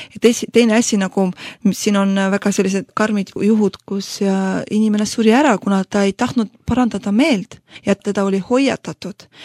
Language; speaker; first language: Estonian; non-native, local second language; Russian